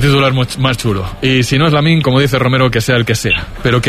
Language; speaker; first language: Spanish; native; Spanish